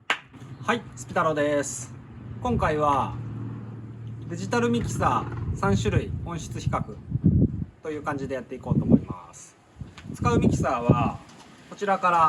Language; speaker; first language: Japanese; native; Japanese